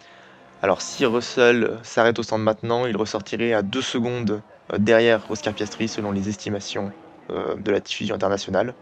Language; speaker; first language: French; native; French